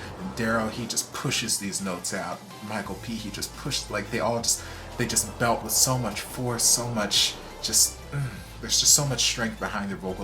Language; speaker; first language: English; native; English